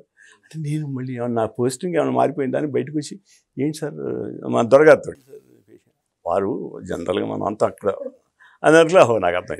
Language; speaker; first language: Telugu; native; Telugu